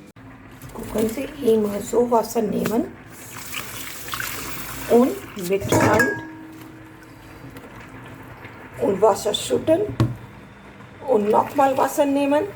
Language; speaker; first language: German; non-native, learner; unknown